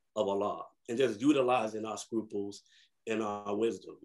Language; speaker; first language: English; native; English